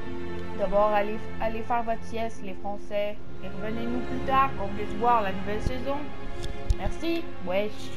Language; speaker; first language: French; native; French